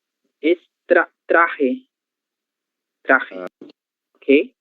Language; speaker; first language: Spanish; non-native, learner; Portuguese